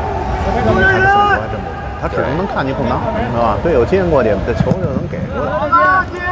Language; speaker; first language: Chinese; native; Chinese